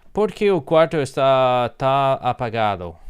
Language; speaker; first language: Portuguese; non-native, learner; English